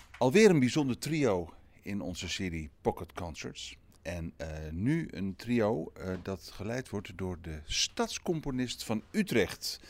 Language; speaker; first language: Dutch; native; Dutch